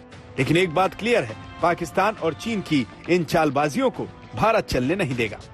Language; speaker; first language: Hindi; native; Hindi